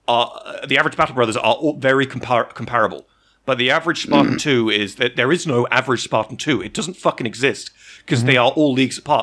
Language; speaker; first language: English; native; English